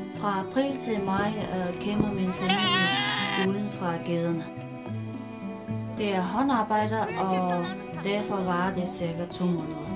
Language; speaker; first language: Danish; non-native, fluent; Mongolian